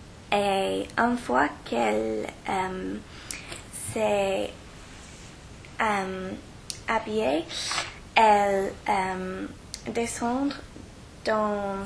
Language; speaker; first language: French; non-native, learner; English